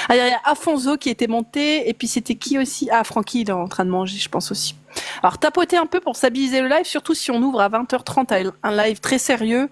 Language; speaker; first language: French; native; French